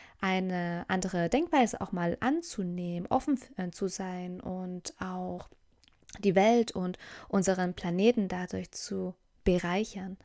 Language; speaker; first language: German; native; German